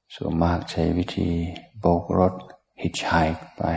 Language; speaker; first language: Thai; non-native, fluent; English